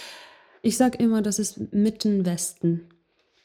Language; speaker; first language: German; non-native, fluent; Ukrainian